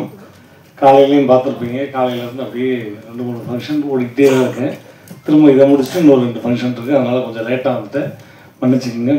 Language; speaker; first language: Tamil; native; Tamil